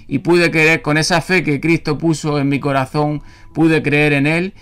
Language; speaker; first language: Spanish; native; Spanish